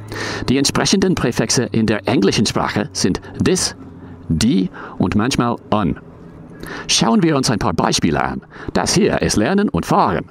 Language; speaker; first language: German; non-native, fluent; English